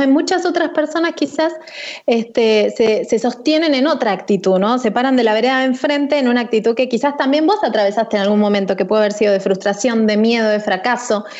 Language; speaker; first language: Spanish; native; Spanish